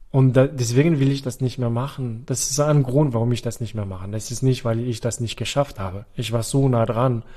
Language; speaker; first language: German; non-native, fluent; French